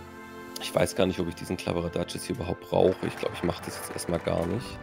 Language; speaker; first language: German; native; German